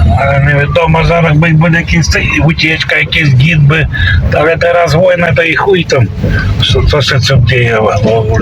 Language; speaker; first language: Polish; non-native, learner; Ukrainian